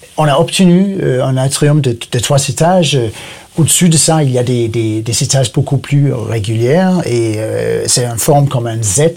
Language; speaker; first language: French; non-native, learner; Danish